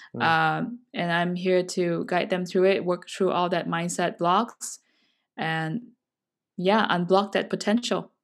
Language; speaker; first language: English; non-native, local second language; Chinese